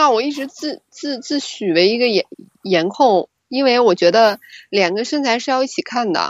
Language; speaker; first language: Chinese; native; Chinese